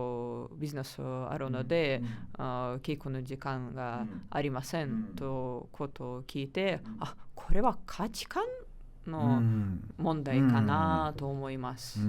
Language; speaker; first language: Japanese; non-native, learner; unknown